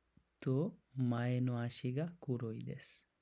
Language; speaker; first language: Japanese; non-native, fluent; Bangla